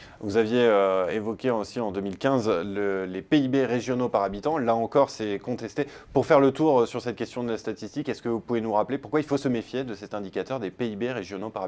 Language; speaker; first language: French; native; French